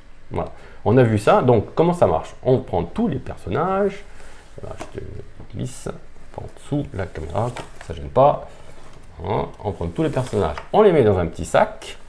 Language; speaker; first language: French; native; French